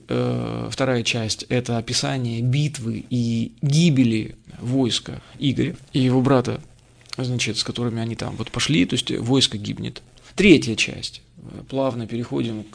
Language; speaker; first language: Russian; native; Russian